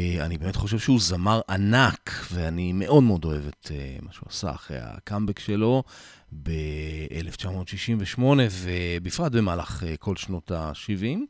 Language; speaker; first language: Hebrew; native; Hebrew